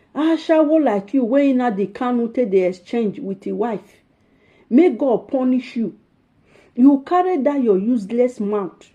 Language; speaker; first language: Nigerian Pidgin; non-native, local second language; Bini